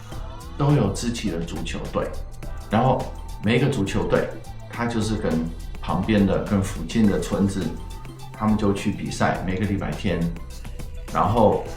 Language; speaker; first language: Chinese; non-native, fluent; Dutch